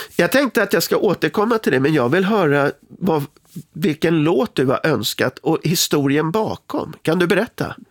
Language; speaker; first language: Swedish; native; Swedish